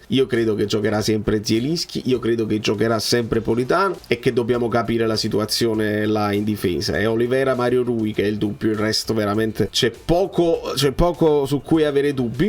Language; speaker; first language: Italian; native; Italian